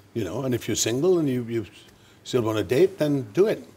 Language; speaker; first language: English; native; English